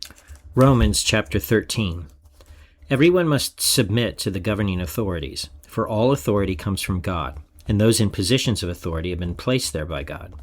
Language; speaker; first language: English; native; English